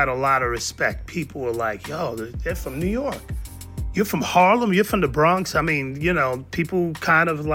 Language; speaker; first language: English; native; English